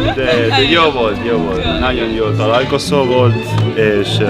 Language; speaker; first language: Hungarian; non-native, learner; Spanish